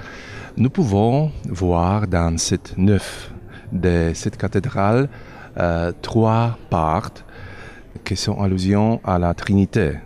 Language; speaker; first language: French; non-native, learner; Slovak